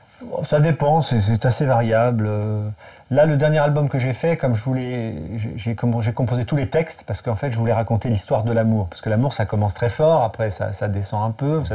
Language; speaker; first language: French; native; French